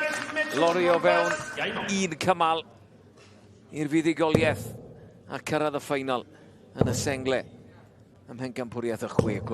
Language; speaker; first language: Welsh; native; Welsh